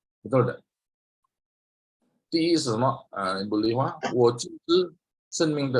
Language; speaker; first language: Chinese; non-native, fluent; Indonesian